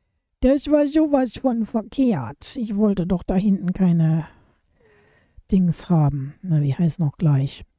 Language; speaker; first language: German; native; German